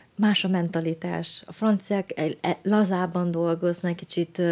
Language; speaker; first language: Hungarian; early bilingual, other home language; Vietnamese